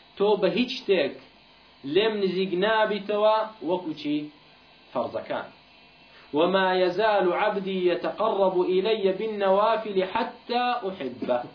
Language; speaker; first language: Central Kurdish; non-native, local second language; Kurdish